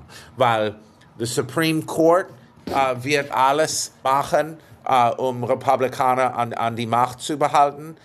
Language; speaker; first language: German; non-native, fluent; English